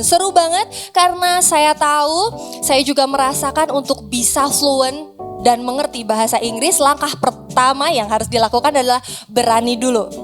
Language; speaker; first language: Indonesian; native; Indonesian